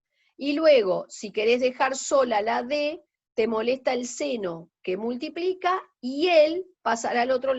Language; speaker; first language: Spanish; native; Spanish